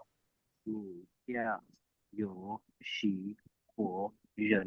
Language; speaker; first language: Chinese; non-native, learner; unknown